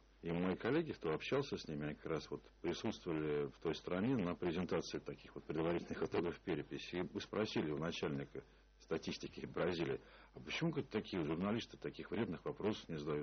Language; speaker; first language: Russian; native; Russian